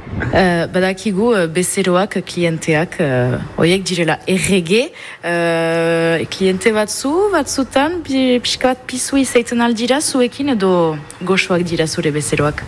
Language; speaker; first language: Basque; native; Basque